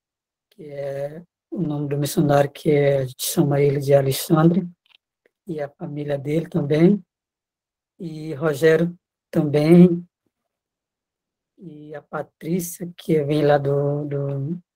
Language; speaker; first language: Portuguese; non-native, local second language; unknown